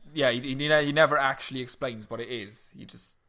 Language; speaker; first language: English; non-native, fluent; Luxembourgish